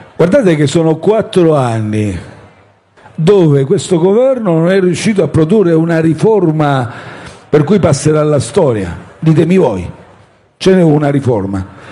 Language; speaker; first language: Italian; native; Italian